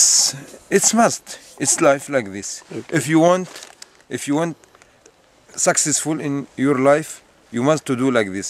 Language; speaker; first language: English; non-native, learner; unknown